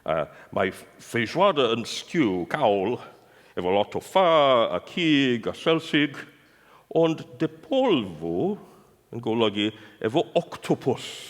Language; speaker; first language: Welsh; non-native, fluent; English